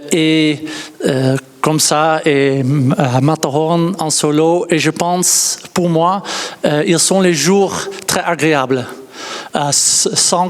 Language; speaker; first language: French; non-native, learner; Dutch